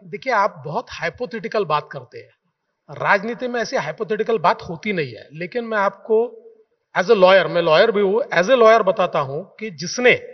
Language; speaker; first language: Hindi; non-native, local second language; Marathi